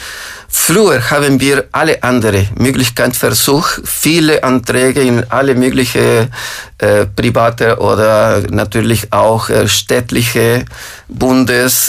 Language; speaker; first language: German; non-native, fluent; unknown